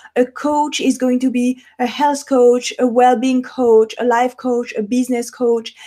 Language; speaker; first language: English; non-native, fluent; French